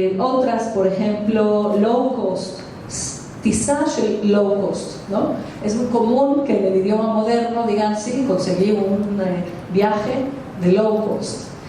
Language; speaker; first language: Spanish; non-native, fluent; Hebrew